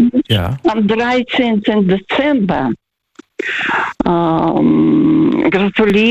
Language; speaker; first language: German; non-native, fluent; Russian